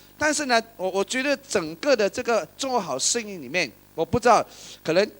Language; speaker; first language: Chinese; native; Chinese